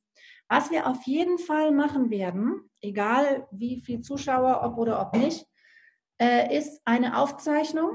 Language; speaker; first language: German; native; German